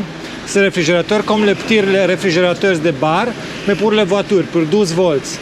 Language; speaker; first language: French; non-native, learner; Romanian